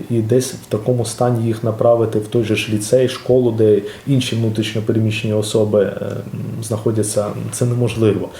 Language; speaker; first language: Ukrainian; native; Ukrainian